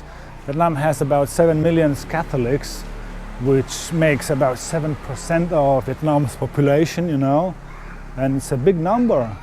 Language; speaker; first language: English; non-native, fluent; Lithuanian